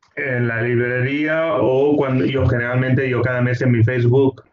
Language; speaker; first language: Spanish; non-native, local second language; Catalan